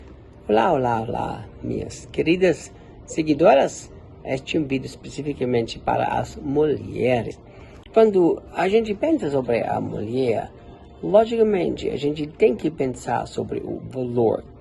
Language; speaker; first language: Portuguese; non-native, fluent; German